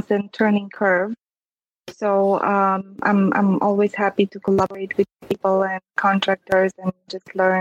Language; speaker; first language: English; non-native, fluent; Romanian